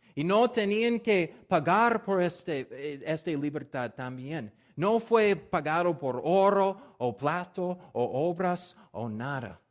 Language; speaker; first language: Spanish; non-native, learner; English